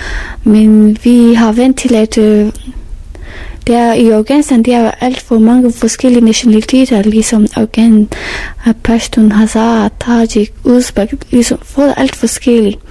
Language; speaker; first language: Danish; non-native, learner; Persian